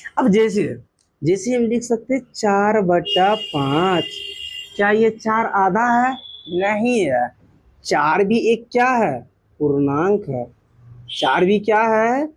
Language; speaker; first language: Hindi; native; Hindi